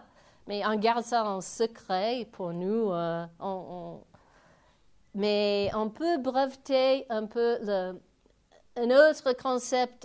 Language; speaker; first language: French; non-native, fluent; English